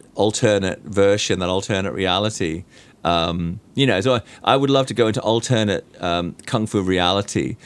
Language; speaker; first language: English; native; English